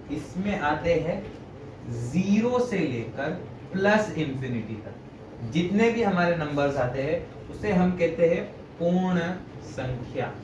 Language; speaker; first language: Hindi; non-native, local second language; Gujarati